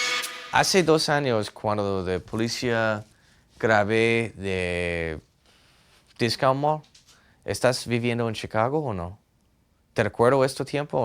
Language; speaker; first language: Spanish; non-native, learner; English